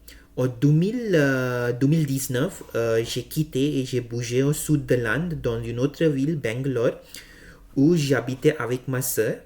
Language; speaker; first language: French; non-native, learner; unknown